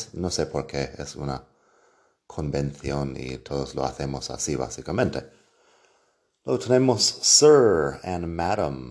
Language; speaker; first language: Spanish; non-native, fluent; English